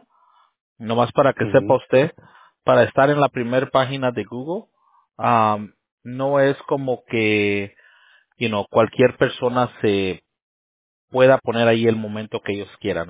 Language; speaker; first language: Spanish; native; Spanish